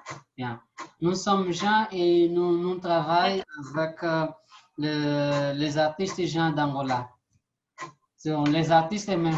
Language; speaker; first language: French; non-native, learner; Portuguese